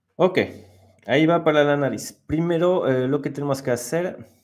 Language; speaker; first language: Spanish; non-native, fluent; French